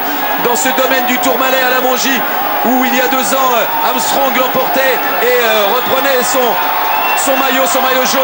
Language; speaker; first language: French; native; French